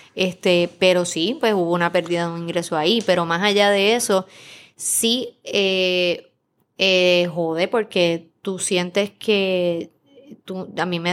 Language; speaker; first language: Spanish; native; Spanish